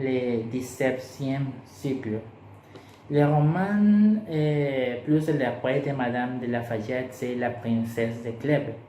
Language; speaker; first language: French; non-native, learner; Spanish